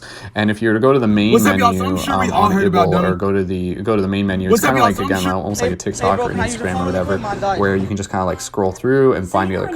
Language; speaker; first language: English; native; English